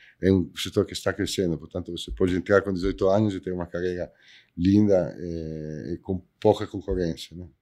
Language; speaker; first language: Portuguese; non-native, fluent; Italian